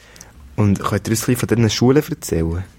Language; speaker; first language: German; native; German